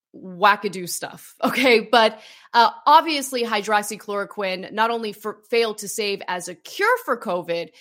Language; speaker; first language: English; early bilingual, other home language; Armenian